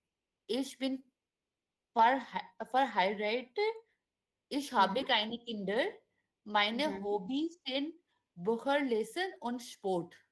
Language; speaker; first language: German; non-native, learner; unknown